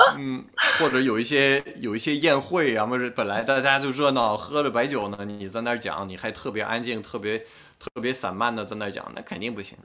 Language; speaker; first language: Chinese; non-native, fluent; French